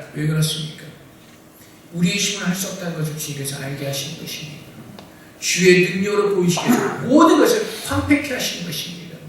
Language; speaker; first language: Korean; native; Korean